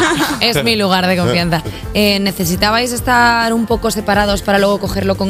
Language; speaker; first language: Spanish; native; Spanish